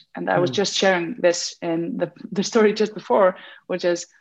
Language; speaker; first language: English; non-native, fluent; Icelandic